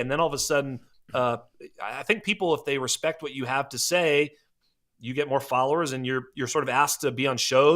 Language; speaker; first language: English; native; English